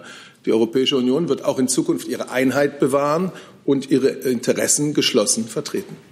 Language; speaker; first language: German; native; German